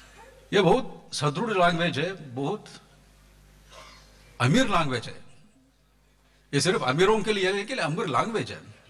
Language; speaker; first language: Hindi; non-native, local second language; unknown